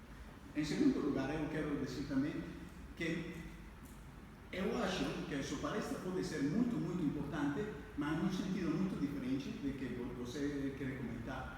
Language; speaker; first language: Portuguese; non-native, fluent; Spanish